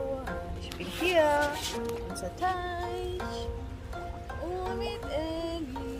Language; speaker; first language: German; non-native, learner; Filipino